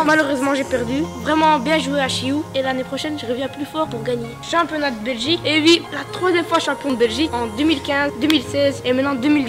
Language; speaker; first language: French; native; French